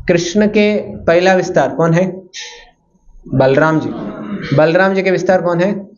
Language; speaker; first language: Hindi; non-native, local second language; Kannada